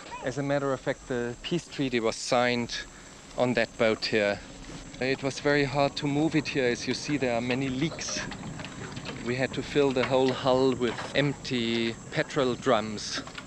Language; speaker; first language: English; non-native, fluent; German